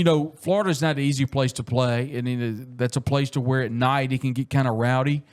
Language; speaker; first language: English; native; English